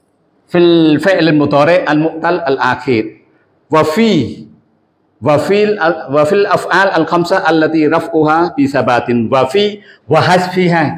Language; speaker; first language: Arabic; non-native, fluent; Western Cham